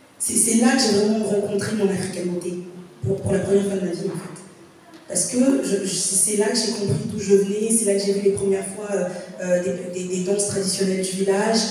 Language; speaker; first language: French; native; French